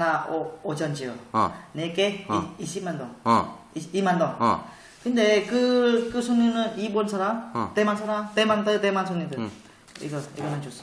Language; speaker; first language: Korean; non-native, learner; Vietnamese